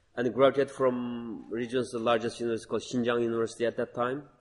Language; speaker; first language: English; non-native, learner; Uyghur